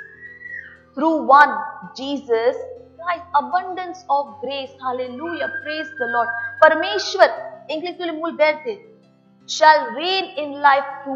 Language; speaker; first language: English; non-native, local second language; Tulu